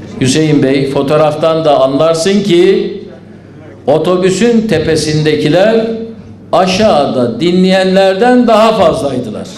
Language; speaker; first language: Turkish; native; Turkish